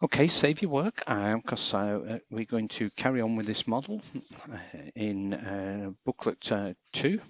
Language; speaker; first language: English; native; English